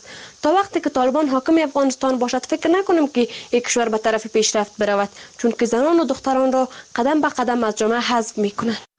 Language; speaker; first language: Persian; native; Persian